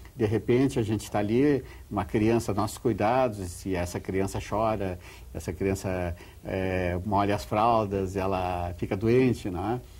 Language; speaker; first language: Portuguese; native; Portuguese